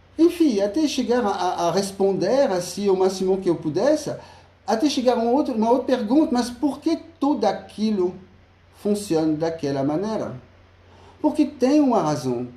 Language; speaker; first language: Portuguese; non-native, fluent; French